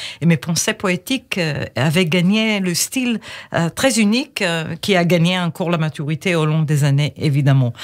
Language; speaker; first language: French; non-native, fluent; Hebrew